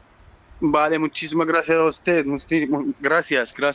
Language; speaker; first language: Spanish; non-native, learner; Arabic